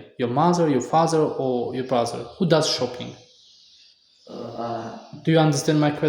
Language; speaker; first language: English; non-native, fluent; Tajik